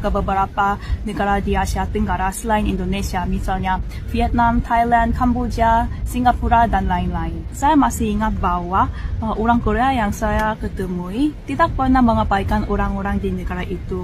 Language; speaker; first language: Indonesian; non-native, fluent; Korean